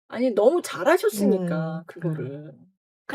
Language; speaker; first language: Korean; native; Korean